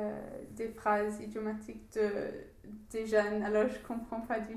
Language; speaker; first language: French; non-native, learner; English